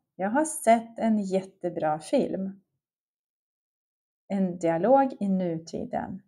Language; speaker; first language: Swedish; non-native, fluent; Russian